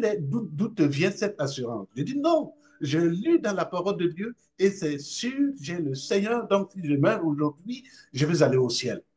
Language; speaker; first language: French; non-native, local second language; Mossi